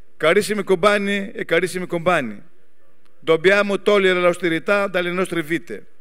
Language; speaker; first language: Italian; non-native, fluent; Greek